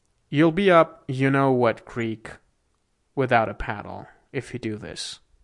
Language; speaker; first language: English; non-native, fluent; Persian